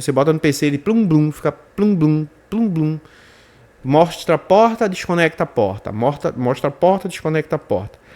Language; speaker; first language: Portuguese; native; Portuguese